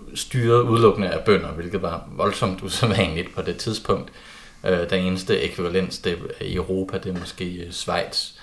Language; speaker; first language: Danish; native; Danish